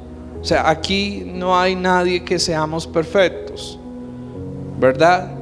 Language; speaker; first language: Spanish; native; Spanish